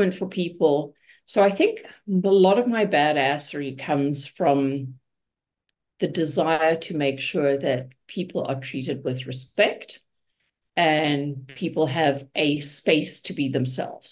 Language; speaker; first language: English; native; English